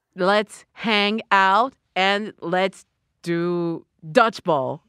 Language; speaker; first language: English; non-native, learner; Japanese